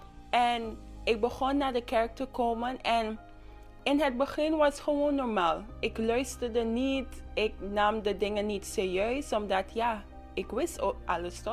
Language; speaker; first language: Dutch; non-native, local second language; English